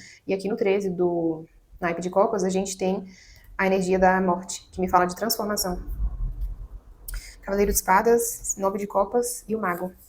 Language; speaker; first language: Portuguese; native; Portuguese